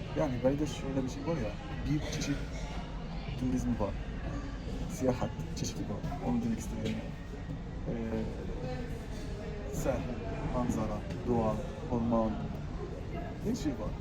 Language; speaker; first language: Turkish; non-native, learner; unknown